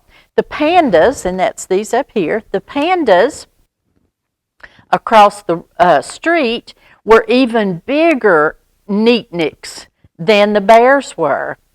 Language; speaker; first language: English; native; English